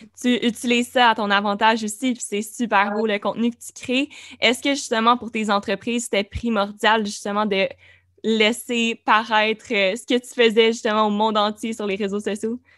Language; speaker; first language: French; native; French